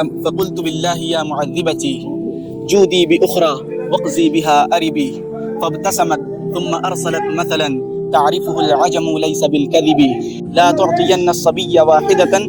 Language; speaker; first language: Arabic; non-native, fluent; Urdu